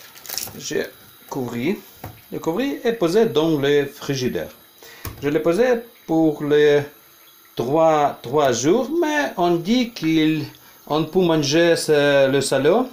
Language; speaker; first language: French; non-native, learner; Ukrainian